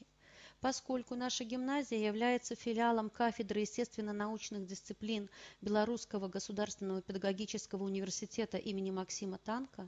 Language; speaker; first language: Russian; native; Russian